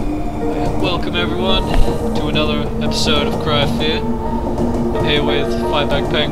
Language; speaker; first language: English; native; English